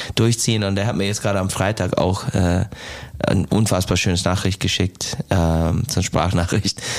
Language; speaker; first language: German; non-native, fluent; English